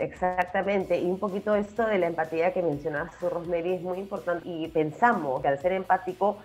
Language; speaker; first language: Spanish; native; Spanish